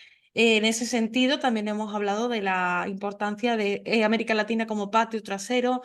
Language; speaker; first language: Spanish; native; Spanish